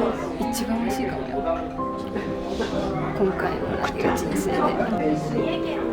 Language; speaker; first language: Japanese; native; Japanese